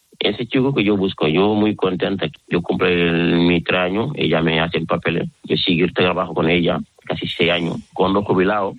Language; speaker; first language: Spanish; non-native, learner; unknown